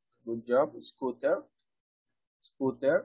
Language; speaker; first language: English; non-native, learner; Spanish